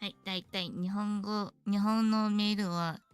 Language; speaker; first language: Japanese; non-native, learner; English